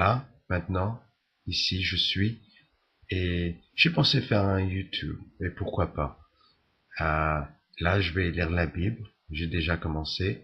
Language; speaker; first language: French; native; French